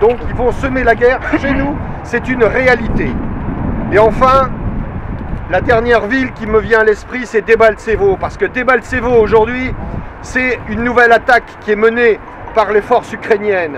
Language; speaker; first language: French; native; French